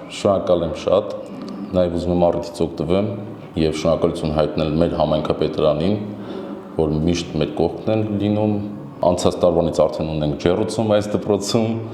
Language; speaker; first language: Armenian; native; Armenian